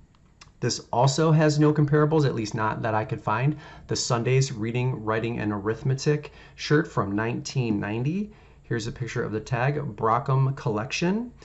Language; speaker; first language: English; native; English